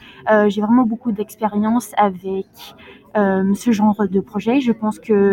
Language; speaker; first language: French; non-native, learner; English